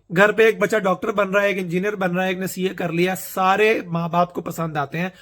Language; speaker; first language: Urdu; native; Urdu